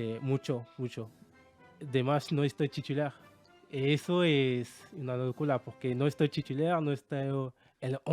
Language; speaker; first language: Spanish; non-native, learner; French